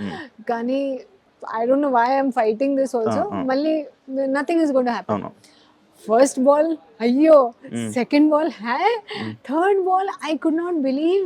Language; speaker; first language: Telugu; non-native, local second language; Hindi